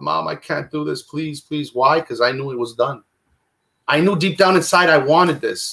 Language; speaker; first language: English; non-native, fluent; Italian